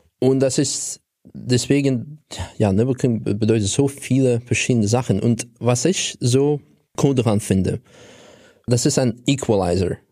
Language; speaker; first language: German; non-native, fluent; Russian